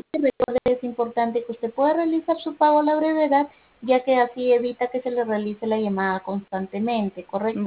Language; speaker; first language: Spanish; native; Spanish